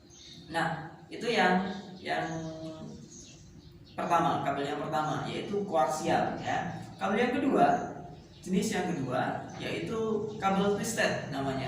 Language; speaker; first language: Indonesian; native; Indonesian